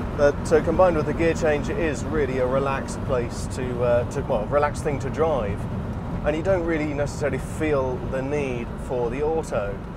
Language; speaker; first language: English; native; English